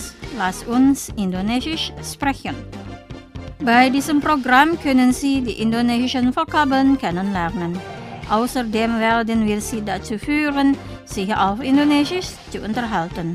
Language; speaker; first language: German; non-native, fluent; Indonesian